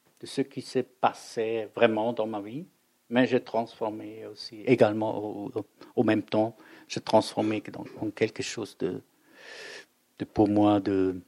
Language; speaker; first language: French; non-native, fluent; German